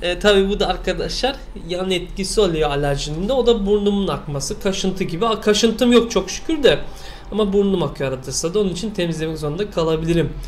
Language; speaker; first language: Turkish; early bilingual, heritage; Turkish